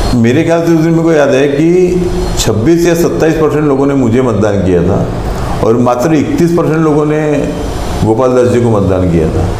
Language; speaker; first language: Hindi; non-native, local second language; Marathi